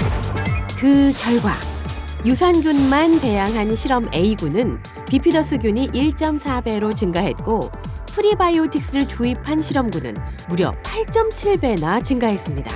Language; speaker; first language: Korean; native; Korean